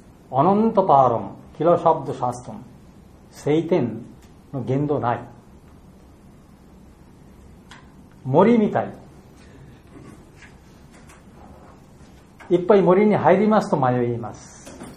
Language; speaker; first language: Japanese; non-native, fluent; Bangla